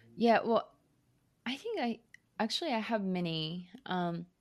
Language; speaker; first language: English; non-native, fluent; Japanese